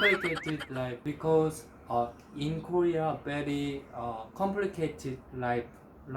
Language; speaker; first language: English; non-native, learner; Korean